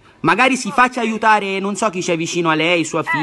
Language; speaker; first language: Italian; native; Italian